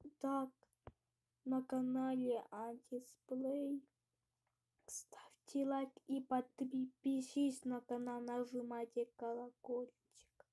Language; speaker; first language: Russian; early bilingual, heritage; Russian